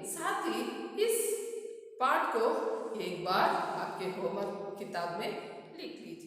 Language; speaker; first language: Hindi; non-native, local second language; Kannada